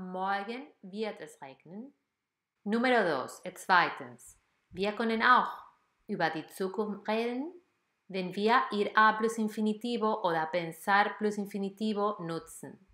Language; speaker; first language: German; non-native, fluent; Spanish